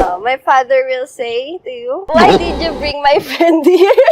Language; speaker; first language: English; non-native, learner; Korean